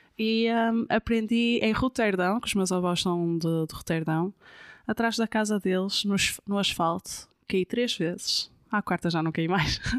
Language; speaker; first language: Portuguese; non-native, fluent; Dutch